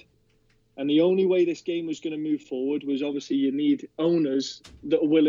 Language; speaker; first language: English; native; English